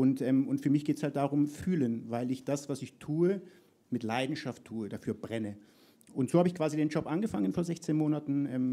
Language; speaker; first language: German; native; German